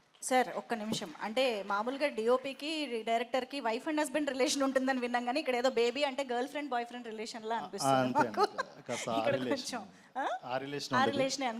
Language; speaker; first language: Telugu; native; Telugu